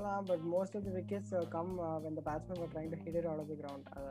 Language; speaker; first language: English; non-native, local second language; Tamil